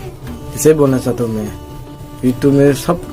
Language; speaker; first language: Hindi; non-native, local second language; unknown